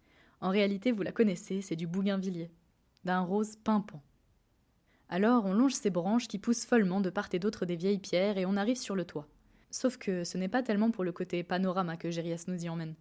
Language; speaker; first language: French; native; French